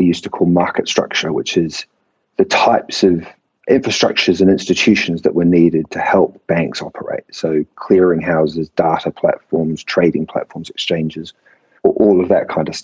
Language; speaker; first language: English; native; English